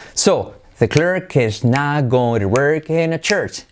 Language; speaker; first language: English; non-native, fluent; Spanish